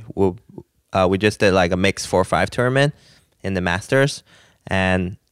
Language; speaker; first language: English; non-native, local second language; Cantonese